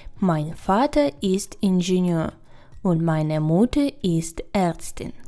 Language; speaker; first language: German; non-native, fluent; Ukrainian